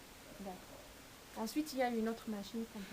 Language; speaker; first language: French; non-native, local second language; Arabic